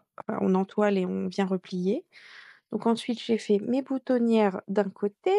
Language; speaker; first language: French; native; French